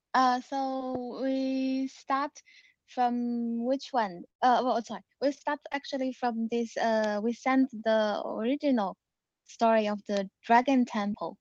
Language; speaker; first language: English; non-native, learner; Chinese